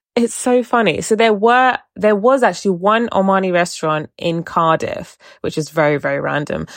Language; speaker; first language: English; native; English